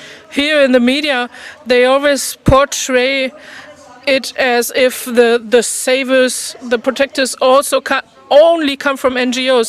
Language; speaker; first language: English; non-native, fluent; German